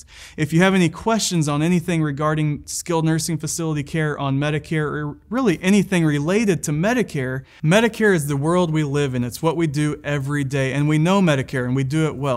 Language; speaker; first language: English; native; English